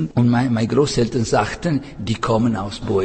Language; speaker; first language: German; non-native, learner; Italian